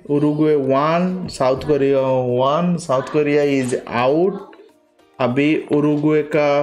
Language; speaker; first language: Hindi; non-native, local second language; Odia